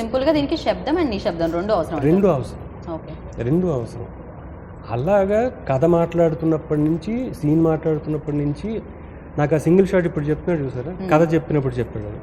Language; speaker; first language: Telugu; native; Telugu